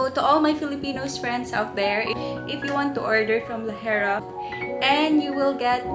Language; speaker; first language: English; non-native, local second language; Cebuano